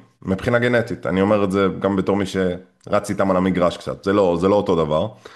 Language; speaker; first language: Hebrew; native; Hebrew